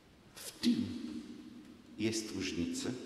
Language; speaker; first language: Polish; non-native, fluent; Hebrew